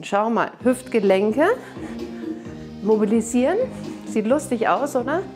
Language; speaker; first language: German; native; German